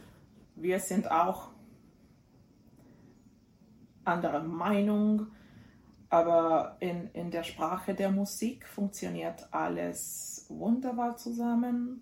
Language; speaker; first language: German; non-native, fluent; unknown